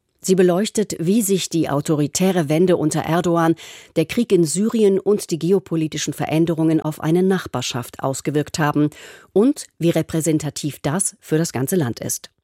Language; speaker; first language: German; native; German